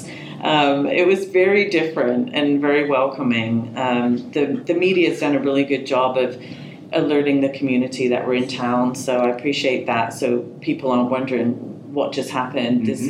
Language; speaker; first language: English; native; English